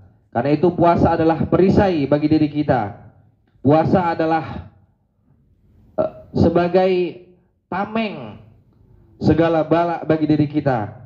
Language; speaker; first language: Indonesian; native; Indonesian